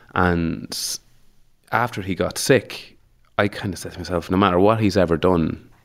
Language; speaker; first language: English; native; English